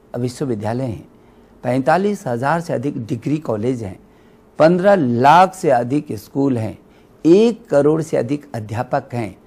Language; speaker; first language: Hindi; native; Hindi